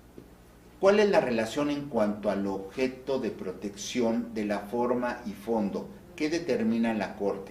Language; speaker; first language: Spanish; native; Spanish